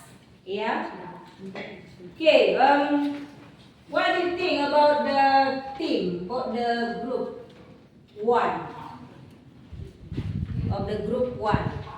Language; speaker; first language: English; non-native, learner; Indonesian